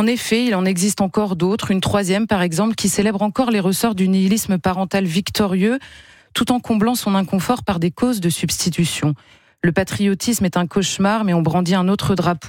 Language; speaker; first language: French; native; French